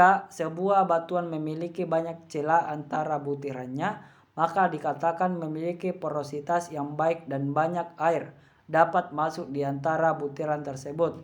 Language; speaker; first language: Indonesian; native; Indonesian